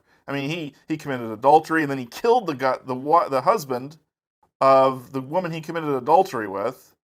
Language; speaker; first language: English; native; English